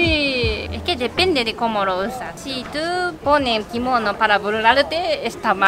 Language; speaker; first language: Spanish; non-native, learner; Japanese